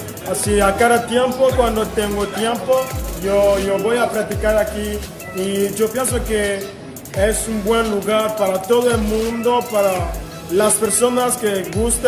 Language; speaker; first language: Spanish; non-native, learner; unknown